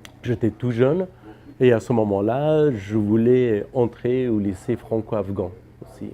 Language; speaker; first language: French; non-native, fluent; Persian